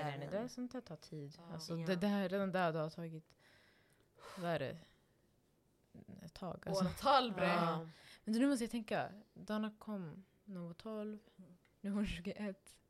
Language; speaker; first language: Swedish; non-native, local second language; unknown